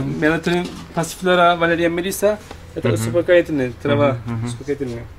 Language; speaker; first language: Russian; non-native, learner; Turkish